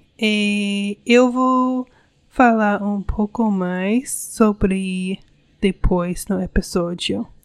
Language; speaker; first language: Portuguese; non-native, learner; English